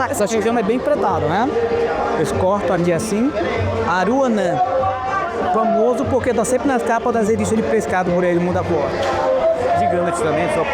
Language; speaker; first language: Portuguese; native; Portuguese